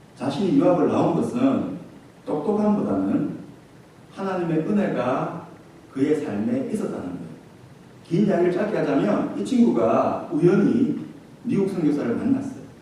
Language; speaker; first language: Korean; native; Korean